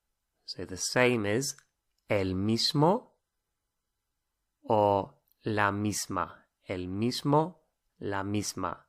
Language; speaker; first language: Spanish; non-native, fluent; English